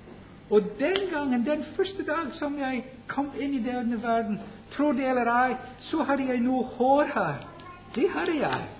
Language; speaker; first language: Norwegian; non-native, fluent; English